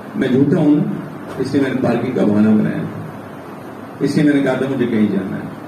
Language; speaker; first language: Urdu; non-native, local second language; Pashto